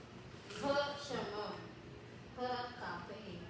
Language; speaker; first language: Chinese; non-native, learner; Filipino